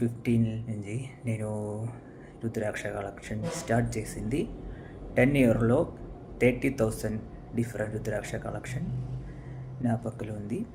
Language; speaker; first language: Telugu; non-native, learner; Malayalam